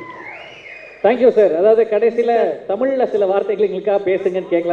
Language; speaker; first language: Tamil; native; Tamil